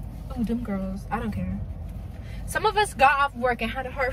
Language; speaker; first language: English; native; English